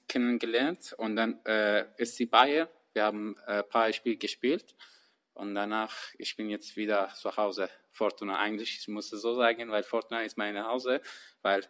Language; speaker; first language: German; non-native, learner; Persian